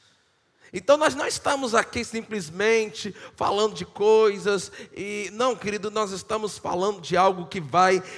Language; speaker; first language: Portuguese; native; Portuguese